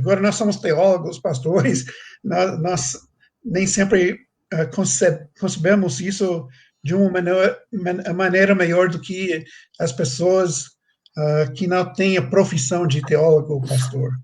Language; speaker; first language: Portuguese; non-native, fluent; English